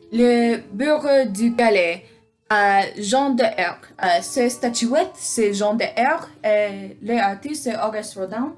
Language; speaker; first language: French; non-native, learner; English